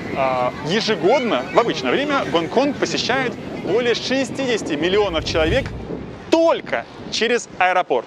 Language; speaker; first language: Russian; native; Russian